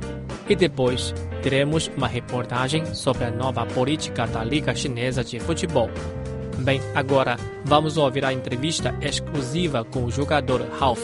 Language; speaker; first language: Portuguese; non-native, fluent; Chinese